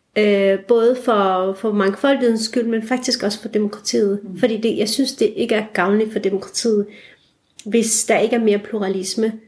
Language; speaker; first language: Danish; early bilingual, other home language; Turkish